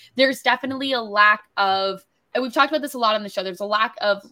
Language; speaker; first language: English; native; English